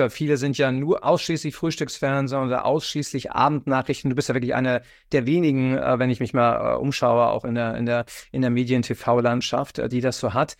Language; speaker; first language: German; native; German